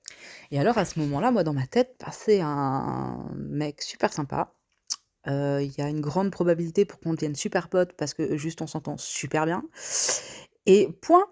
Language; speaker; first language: French; native; French